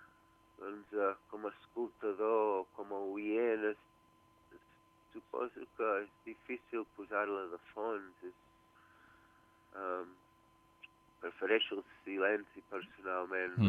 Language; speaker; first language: Catalan; early bilingual, heritage; Catalan